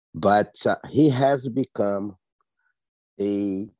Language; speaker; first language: English; non-native, fluent; Portuguese